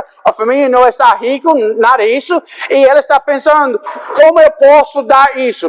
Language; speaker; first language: Portuguese; non-native, fluent; English